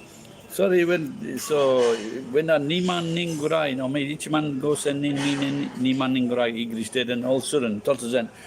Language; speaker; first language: Japanese; non-native, learner; English